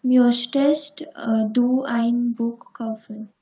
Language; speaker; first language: German; non-native, learner; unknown